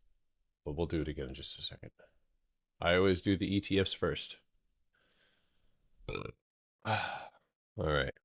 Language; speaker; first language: English; native; English